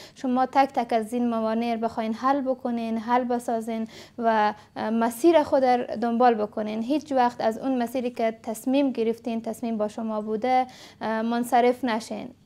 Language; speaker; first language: Persian; native; Persian